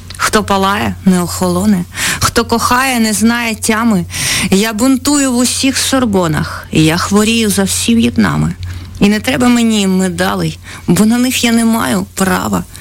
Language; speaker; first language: Ukrainian; native; Ukrainian